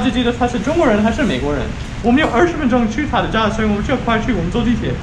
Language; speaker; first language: Chinese; non-native, fluent; English